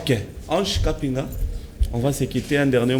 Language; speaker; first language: French; non-native, local second language; Lingala